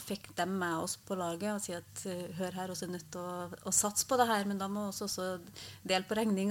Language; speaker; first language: Norwegian; native; Norwegian